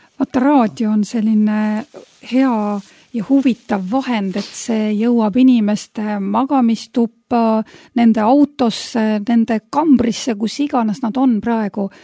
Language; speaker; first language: Estonian; native; Estonian